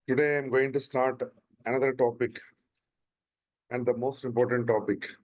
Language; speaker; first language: English; non-native, local second language; Telugu